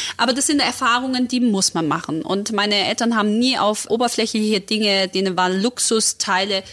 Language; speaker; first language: German; early bilingual, other home language; Croatian